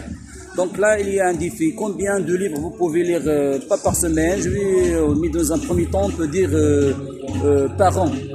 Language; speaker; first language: French; non-native, local second language; Arabic